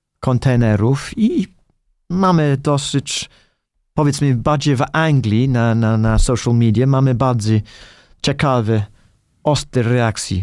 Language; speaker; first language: Polish; non-native, fluent; English